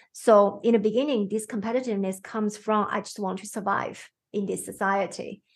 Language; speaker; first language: English; non-native, fluent; Chinese